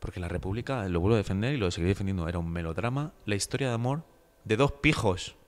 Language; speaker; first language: Spanish; native; Spanish